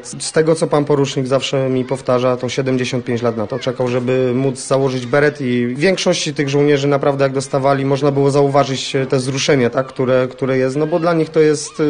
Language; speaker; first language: Polish; native; Polish